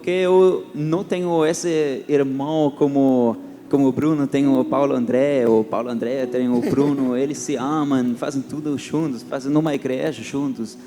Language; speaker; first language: Portuguese; early bilingual, heritage; Portuguese